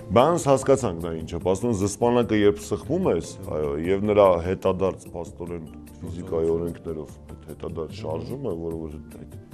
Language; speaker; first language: Armenian; native; Armenian